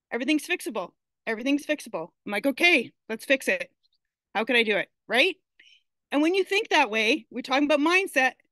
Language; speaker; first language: English; native; English